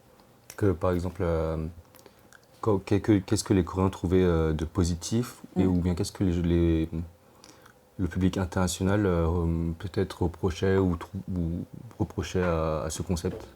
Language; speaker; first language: French; native; French